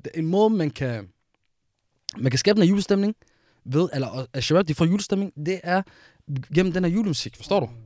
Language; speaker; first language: Danish; early bilingual, other home language; Somali